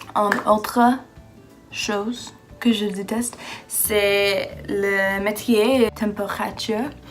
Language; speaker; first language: French; non-native, learner; English